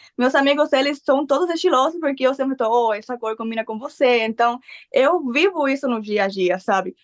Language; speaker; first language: Portuguese; non-native, fluent; Spanish